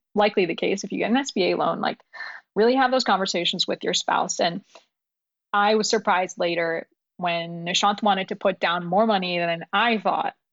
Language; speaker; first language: English; early bilingual, other home language; Urdu